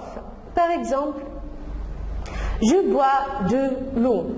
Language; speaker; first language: French; non-native, fluent; Arabic